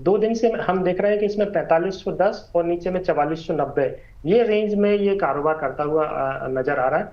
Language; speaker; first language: Hindi; native; Hindi